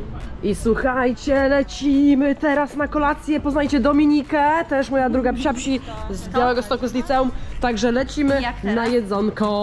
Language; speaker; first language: Polish; native; Polish